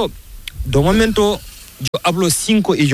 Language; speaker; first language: Spanish; non-native, learner; Fula